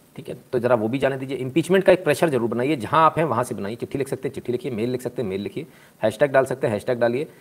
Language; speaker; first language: Hindi; native; Hindi